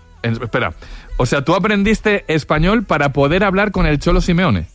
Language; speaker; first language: Spanish; native; Spanish